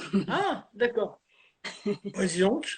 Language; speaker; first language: French; native; French